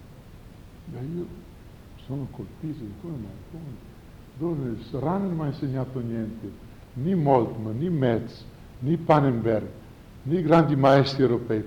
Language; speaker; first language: Italian; non-native, fluent; Portuguese